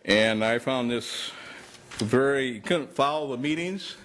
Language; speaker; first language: English; native; English